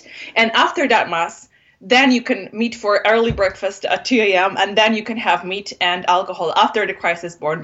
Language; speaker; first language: English; non-native, fluent; Polish